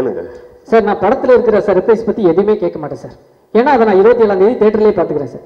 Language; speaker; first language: Tamil; native; Tamil